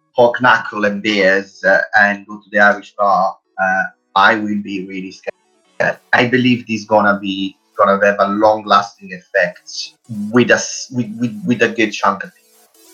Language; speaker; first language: English; non-native, fluent; Italian